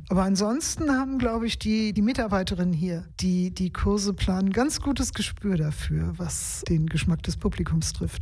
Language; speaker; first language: German; native; German